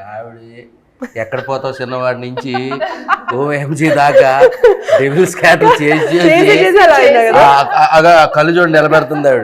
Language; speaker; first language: Telugu; native; Telugu